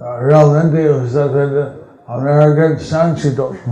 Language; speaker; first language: Spanish; non-native, learner; English